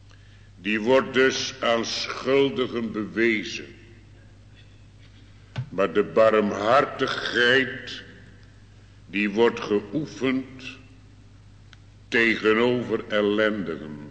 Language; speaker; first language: Dutch; native; Dutch